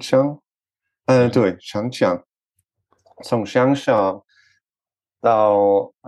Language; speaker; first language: Chinese; non-native, learner; French